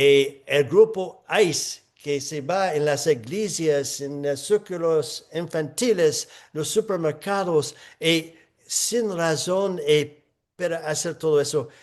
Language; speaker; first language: Spanish; non-native, fluent; English